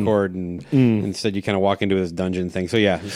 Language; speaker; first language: English; native; English